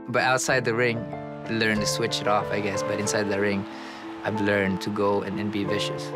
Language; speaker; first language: English; early bilingual, other home language; Cebuano